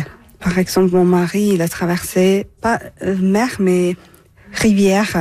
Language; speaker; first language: French; non-native, fluent; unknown